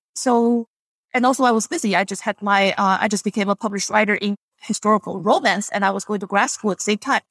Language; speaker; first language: English; non-native, fluent; Chinese